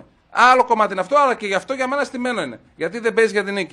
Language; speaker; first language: Greek; native; Greek